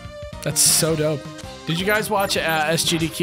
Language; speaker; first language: English; native; English